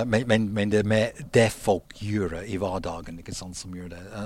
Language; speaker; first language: Norwegian; non-native, fluent; English